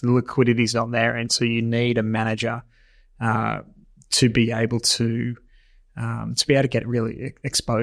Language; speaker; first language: English; native; English